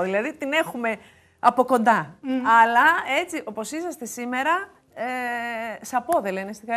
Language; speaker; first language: Greek; native; Greek